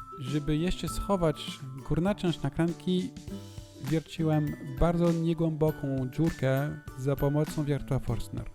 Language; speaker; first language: Polish; non-native, learner; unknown